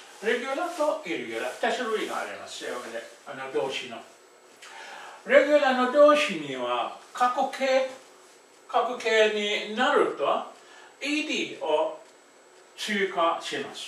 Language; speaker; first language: Japanese; non-native, fluent; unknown